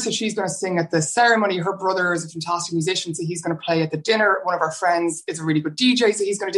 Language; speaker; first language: English; native; English